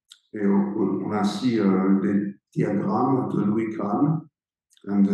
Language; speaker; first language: French; non-native, fluent; English